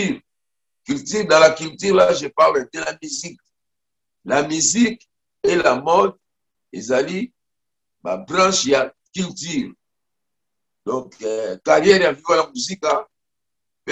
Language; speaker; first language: French; non-native, local second language; Lingala